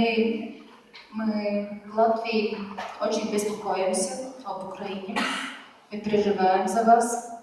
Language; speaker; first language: Russian; non-native, fluent; Latvian